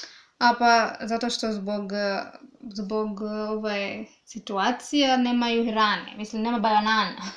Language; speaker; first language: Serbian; non-native, learner; English